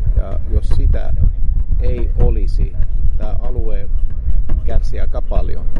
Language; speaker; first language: Finnish; non-native, fluent; Arabic